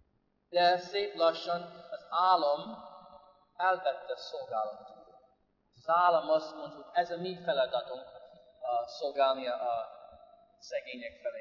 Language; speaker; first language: Hungarian; non-native, fluent; English